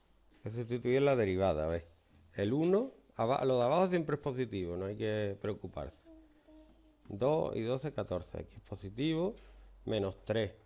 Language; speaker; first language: Spanish; native; Spanish